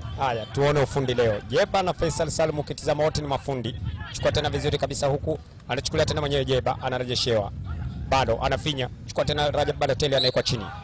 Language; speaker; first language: Swahili; native; Swahili